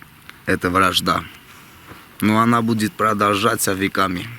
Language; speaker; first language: Russian; non-native, local second language; Armenian